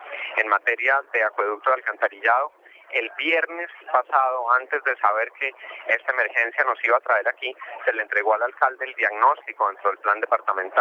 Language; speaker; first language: Spanish; native; Spanish